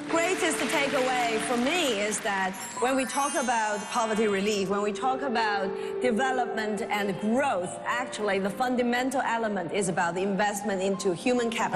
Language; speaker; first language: English; non-native, fluent; Chinese